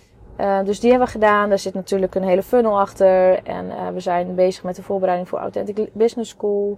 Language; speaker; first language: Dutch; native; Dutch